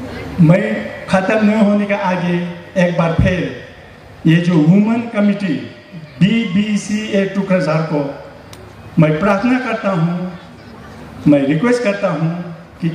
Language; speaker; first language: Hindi; non-native, learner; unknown